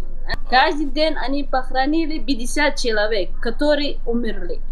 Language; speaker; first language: Russian; non-native, learner; Somali